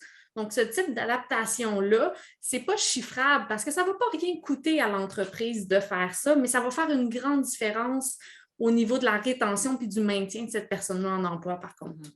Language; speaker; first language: French; native; French